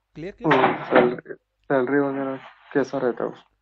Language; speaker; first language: Hindi; native; Hindi